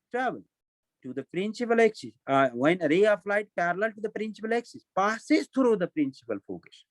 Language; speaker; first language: English; non-native, local second language; Nepali